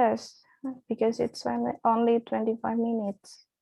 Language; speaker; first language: English; non-native, fluent; Indonesian